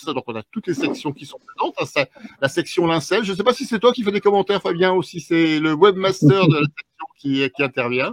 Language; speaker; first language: French; native; French